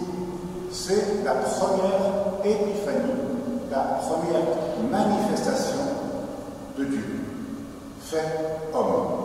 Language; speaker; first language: French; native; French